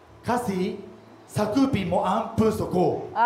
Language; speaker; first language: Filipino; non-native, learner; Japanese